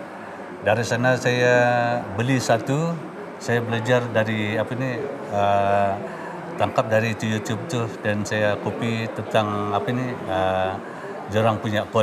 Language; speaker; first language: Indonesian; non-native, local second language; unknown